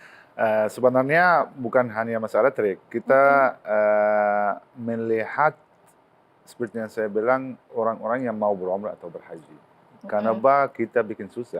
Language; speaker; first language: Indonesian; non-native, learner; Arabic